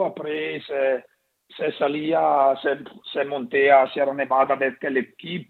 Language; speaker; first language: French; non-native, learner; Italian